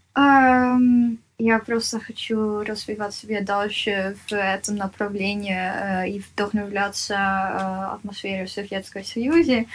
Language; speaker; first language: Russian; non-native, fluent; Dutch